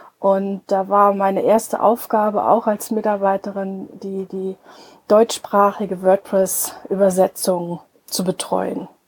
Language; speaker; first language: German; native; German